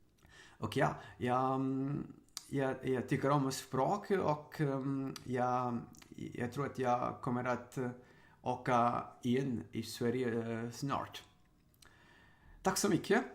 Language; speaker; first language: Swedish; non-native, learner; Sinhala